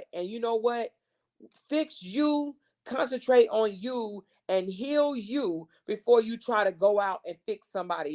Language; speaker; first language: English; native; English